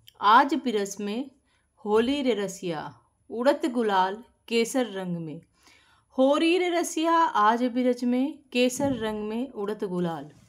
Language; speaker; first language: Hindi; native; Hindi